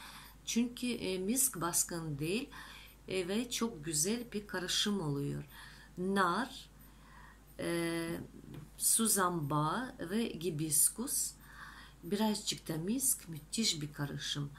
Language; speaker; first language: Turkish; non-native, fluent; Russian